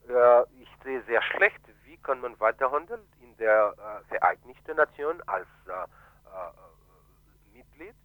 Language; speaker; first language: German; non-native, fluent; Haitian Creole